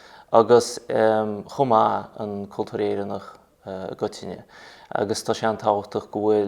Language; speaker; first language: Irish; non-native, fluent; Russian